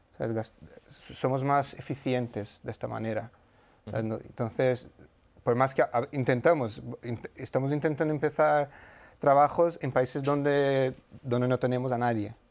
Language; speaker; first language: Spanish; non-native, fluent; Portuguese